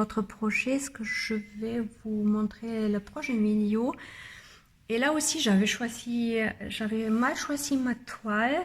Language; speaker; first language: French; non-native, learner; German